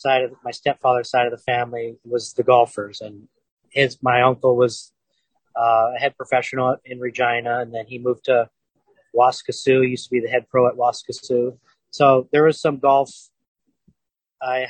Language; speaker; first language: English; native; English